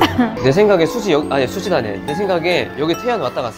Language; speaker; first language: Korean; native; Korean